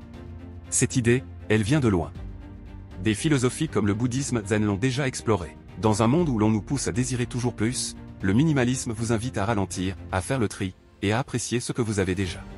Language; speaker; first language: French; native; French